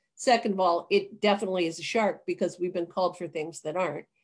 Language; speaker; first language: English; native; English